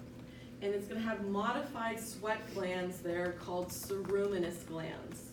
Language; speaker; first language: English; native; English